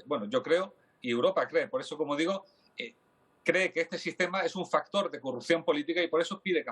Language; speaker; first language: Spanish; native; Spanish